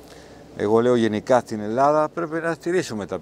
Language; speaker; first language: Greek; non-native, learner; Spanish